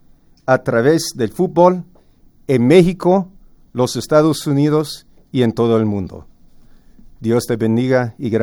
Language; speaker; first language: Spanish; non-native, fluent; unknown